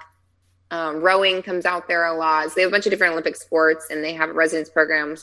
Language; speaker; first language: English; native; English